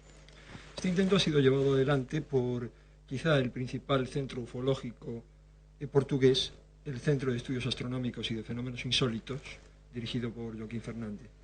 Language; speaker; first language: Spanish; native; Spanish